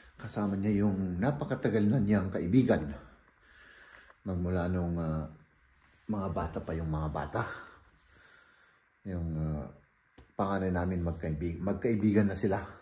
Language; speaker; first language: Filipino; native; Filipino